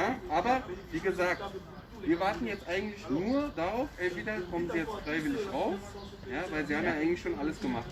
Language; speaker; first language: German; native; German